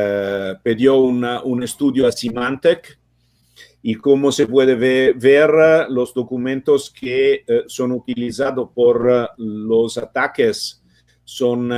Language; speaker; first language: Spanish; non-native, fluent; Italian